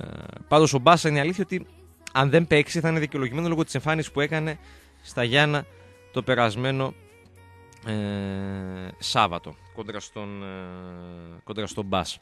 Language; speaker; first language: Greek; native; Greek